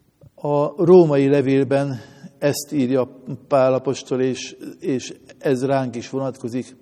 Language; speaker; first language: Hungarian; native; Hungarian